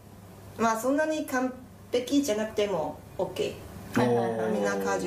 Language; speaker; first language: Japanese; non-native, fluent; Chinese